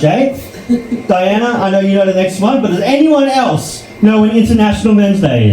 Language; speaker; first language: English; native; English